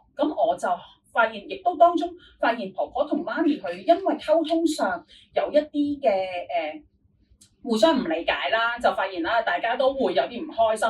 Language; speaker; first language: Cantonese; native; Cantonese